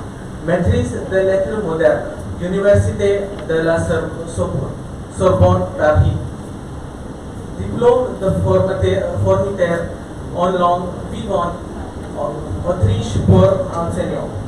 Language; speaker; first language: French; non-native, learner; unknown